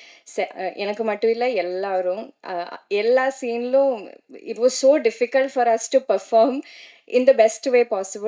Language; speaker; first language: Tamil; non-native, learner; Malayalam